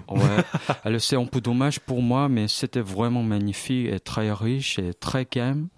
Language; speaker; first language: French; non-native, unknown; Korean